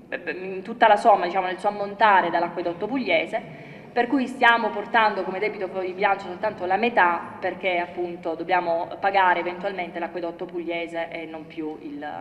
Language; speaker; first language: Italian; native; Italian